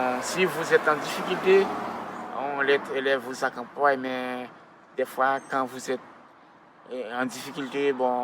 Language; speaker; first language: French; non-native, local second language; Haitian Creole